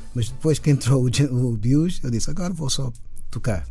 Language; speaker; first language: Portuguese; non-native, local second language; Kabuverdianu